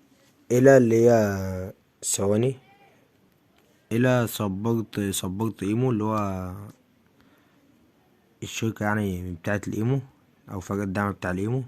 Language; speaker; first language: Arabic; native; Arabic